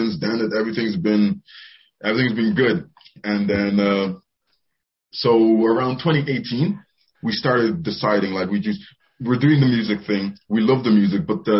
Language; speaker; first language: English; native; English